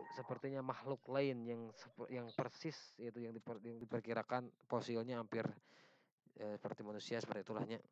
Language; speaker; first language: Indonesian; non-native, local second language; Sundanese